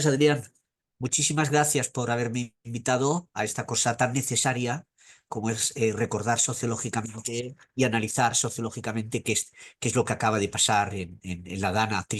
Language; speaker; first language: Spanish; native; Spanish